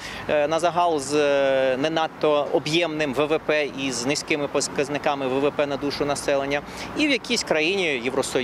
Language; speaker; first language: Ukrainian; native; Ukrainian